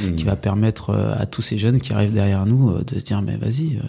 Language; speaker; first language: French; native; French